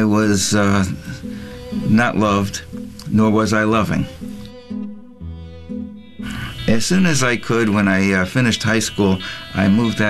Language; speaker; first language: English; non-native, local second language; Yiddish